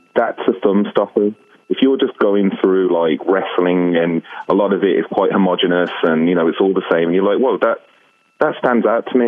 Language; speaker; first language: English; native; English